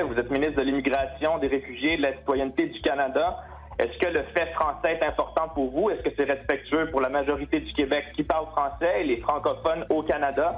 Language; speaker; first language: French; native; French